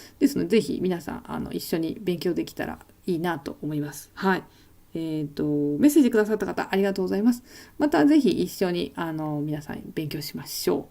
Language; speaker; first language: Japanese; native; Japanese